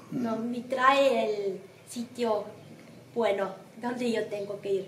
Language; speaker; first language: Spanish; non-native, learner; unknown